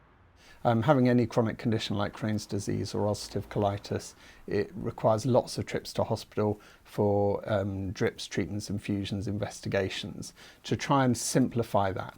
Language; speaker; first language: English; native; English